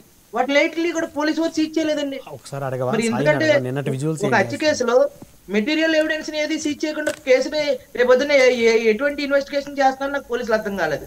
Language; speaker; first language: Telugu; native; Telugu